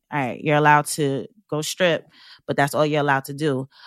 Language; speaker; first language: English; native; English